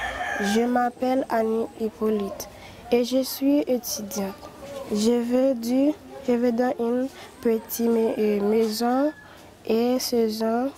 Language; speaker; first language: French; non-native, learner; Haitian Creole